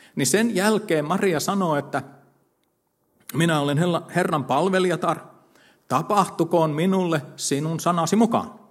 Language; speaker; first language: Finnish; native; Finnish